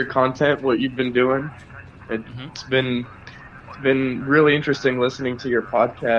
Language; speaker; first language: English; early bilingual, other home language; Russian